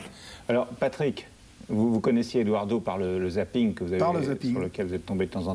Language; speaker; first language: French; native; French